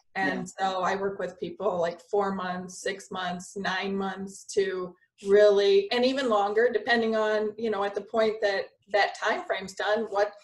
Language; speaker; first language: English; native; English